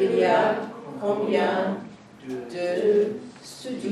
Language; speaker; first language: French; non-native, fluent; English